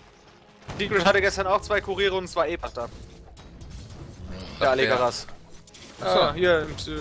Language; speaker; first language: German; native; German